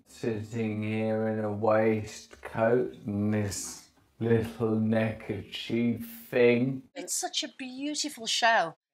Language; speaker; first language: English; native; English